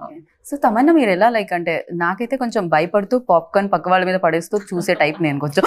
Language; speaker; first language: Telugu; native; Telugu